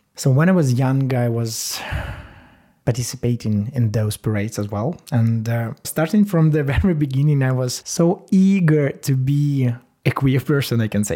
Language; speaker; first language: English; non-native, fluent; Russian